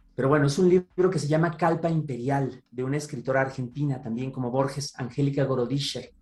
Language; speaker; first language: Spanish; native; Spanish